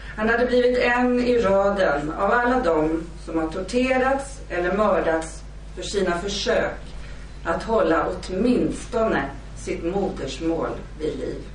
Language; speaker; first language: Swedish; native; Swedish